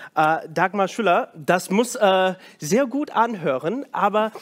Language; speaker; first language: German; non-native, fluent; English